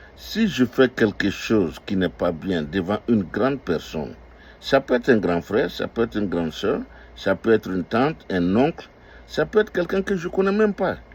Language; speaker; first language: French; non-native, local second language; Dyula